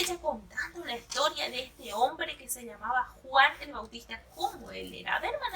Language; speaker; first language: Spanish; native; Spanish